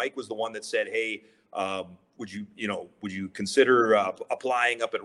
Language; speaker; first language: English; native; English